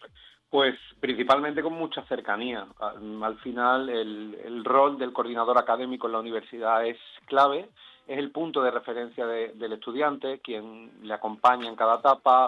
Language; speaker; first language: Spanish; native; Spanish